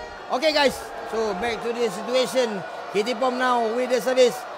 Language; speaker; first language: English; non-native, local second language; Malay